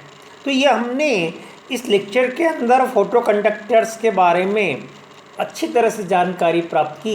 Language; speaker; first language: Hindi; native; Hindi